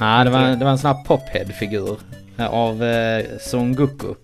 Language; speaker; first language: Swedish; native; Swedish